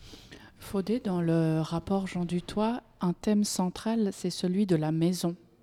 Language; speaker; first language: French; native; French